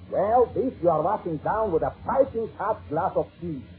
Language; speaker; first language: English; non-native, fluent; Russian